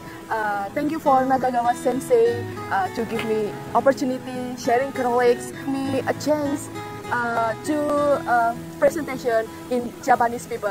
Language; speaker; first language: English; non-native, learner; Indonesian